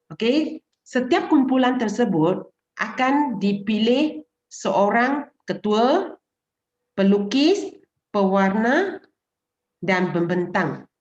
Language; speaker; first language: Malay; non-native, local second language; Chinese